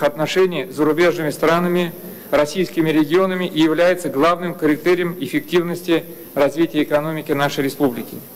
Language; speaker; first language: Russian; native; Russian